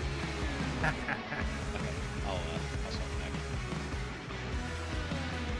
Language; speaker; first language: English; native; English